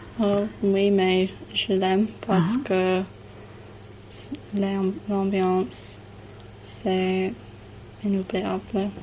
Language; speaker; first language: French; non-native, learner; English